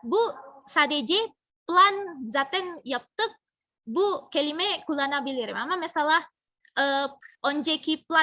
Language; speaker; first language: Turkish; non-native, fluent; Indonesian